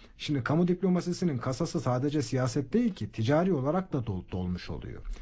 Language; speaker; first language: Turkish; native; Turkish